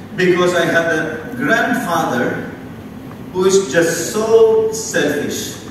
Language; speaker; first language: English; non-native, local second language; Filipino